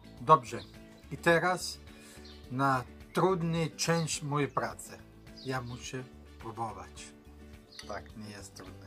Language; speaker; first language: Polish; non-native, learner; Italian